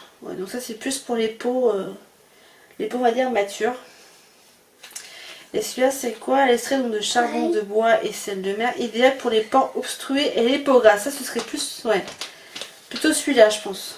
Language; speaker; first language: French; native; French